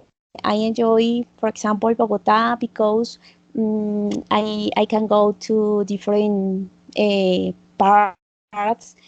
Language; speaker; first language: English; non-native, learner; Spanish